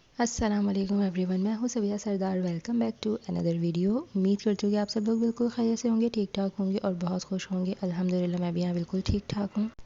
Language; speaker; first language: Urdu; native; Urdu